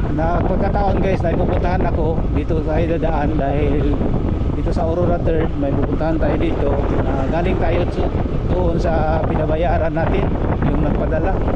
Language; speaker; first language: Filipino; non-native, local second language; Cebuano